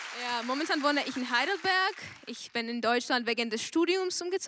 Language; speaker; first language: German; non-native, fluent; Georgian